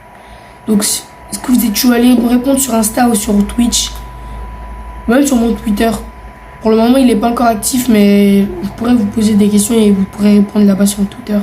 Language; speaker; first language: French; native; French